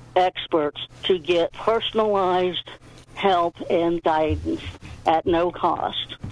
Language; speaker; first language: English; native; English